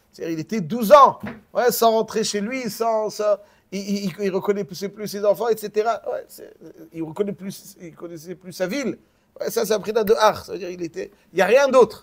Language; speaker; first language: French; native; French